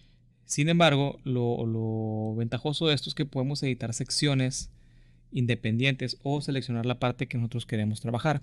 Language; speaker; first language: Spanish; native; Spanish